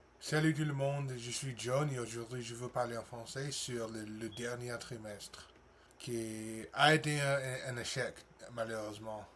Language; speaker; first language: French; non-native, learner; English